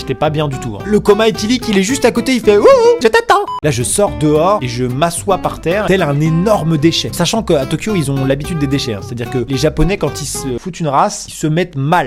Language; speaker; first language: French; native; French